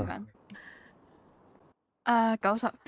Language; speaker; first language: Cantonese; native; Cantonese